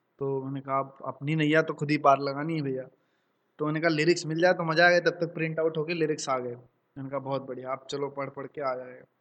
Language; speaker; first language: Hindi; native; Hindi